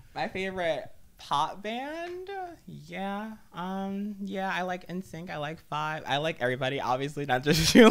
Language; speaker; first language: English; native; English